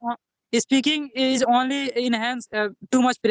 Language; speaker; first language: English; non-native, learner; Hindi